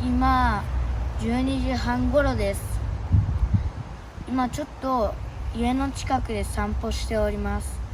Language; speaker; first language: Japanese; early bilingual, other home language; Uyghur